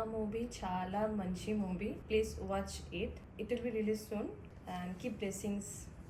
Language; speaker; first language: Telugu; non-native, learner; Hindi